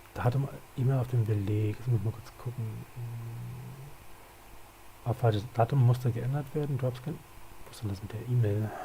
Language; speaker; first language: German; native; German